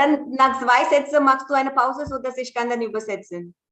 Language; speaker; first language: German; non-native, fluent; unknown